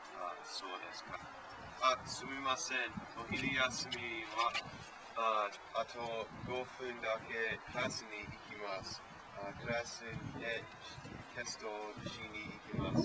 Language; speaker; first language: Japanese; non-native, learner; English